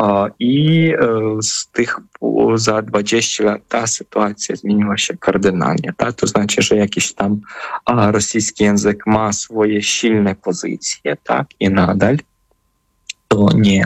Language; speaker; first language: Polish; non-native, fluent; Ukrainian